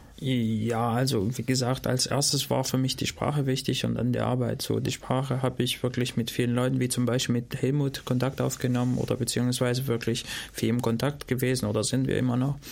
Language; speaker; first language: German; non-native, fluent; Albanian